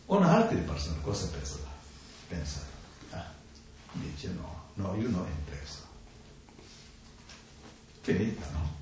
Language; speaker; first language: Italian; non-native, learner; Tibetan